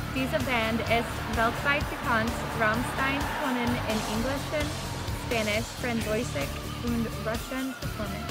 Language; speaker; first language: German; non-native, learner; English